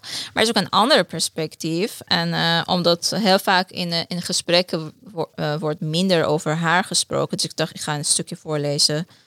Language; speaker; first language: Dutch; non-native, fluent; Persian